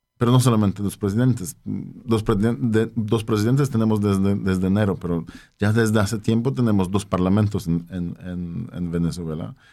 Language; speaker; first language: Spanish; non-native, fluent; Polish